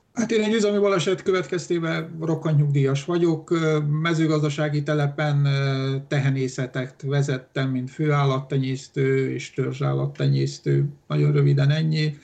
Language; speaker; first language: Hungarian; non-native, local second language; Romanian